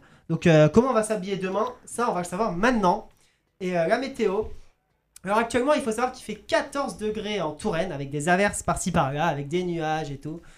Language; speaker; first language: French; native; French